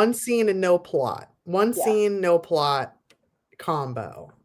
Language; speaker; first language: English; native; English